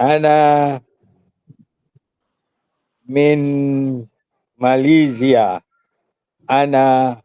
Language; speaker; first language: Arabic; non-native, learner; Malay